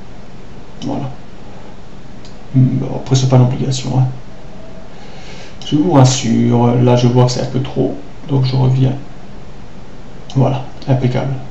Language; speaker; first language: French; native; French